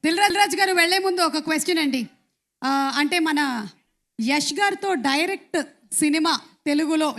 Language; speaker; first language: Telugu; native; Telugu